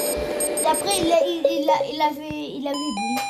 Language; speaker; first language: French; early bilingual, other home language; Portuguese